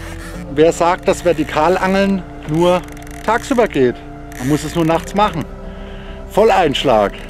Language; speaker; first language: German; native; German